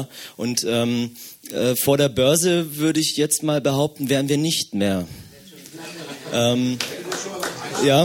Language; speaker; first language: German; native; German